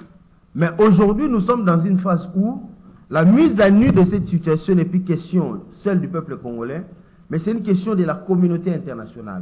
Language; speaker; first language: French; non-native, local second language; Lingala